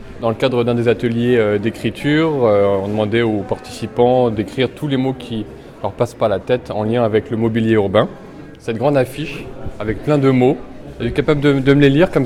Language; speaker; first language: French; native; French